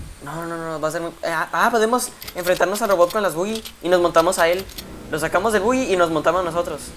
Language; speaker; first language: Spanish; native; Spanish